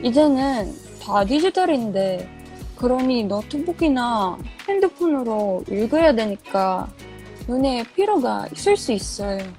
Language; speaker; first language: Korean; non-native, learner; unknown